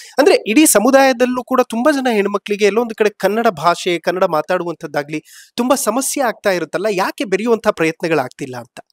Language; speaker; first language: Kannada; native; Kannada